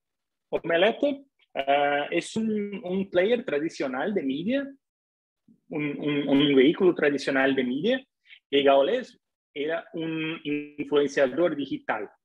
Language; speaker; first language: Spanish; non-native, fluent; Portuguese